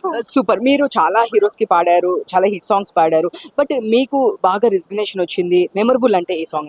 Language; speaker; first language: Telugu; native; Telugu